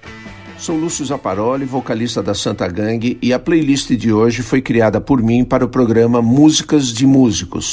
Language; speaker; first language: Portuguese; native; Portuguese